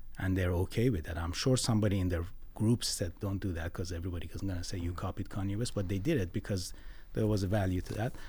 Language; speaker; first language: English; non-native, fluent; Persian